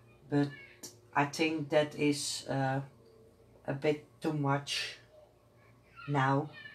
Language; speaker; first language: English; non-native, fluent; Dutch